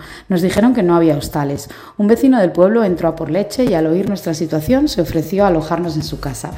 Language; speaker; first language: Spanish; native; Spanish